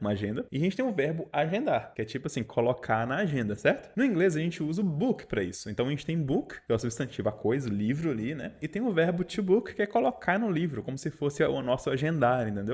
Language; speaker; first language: Portuguese; native; Portuguese